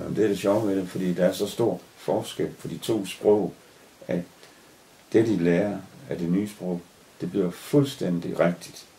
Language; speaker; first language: Danish; native; Danish